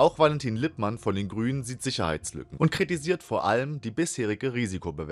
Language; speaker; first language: German; native; German